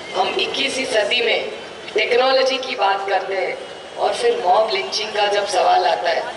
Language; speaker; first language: Hindi; non-native, local second language; Marathi